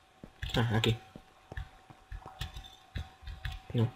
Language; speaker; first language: Spanish; native; Spanish